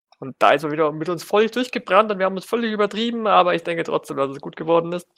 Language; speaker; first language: German; native; German